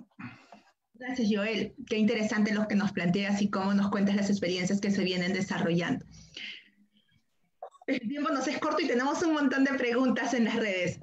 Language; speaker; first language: Spanish; native; Spanish